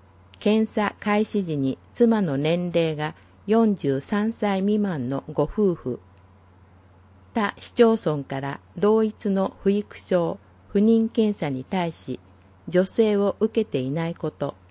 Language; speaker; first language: Japanese; native; Japanese